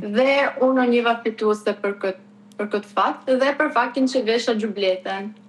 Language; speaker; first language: Albanian; early bilingual, heritage; Albanian